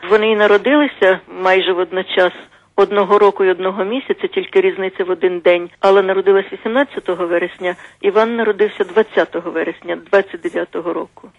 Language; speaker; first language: Ukrainian; native; Ukrainian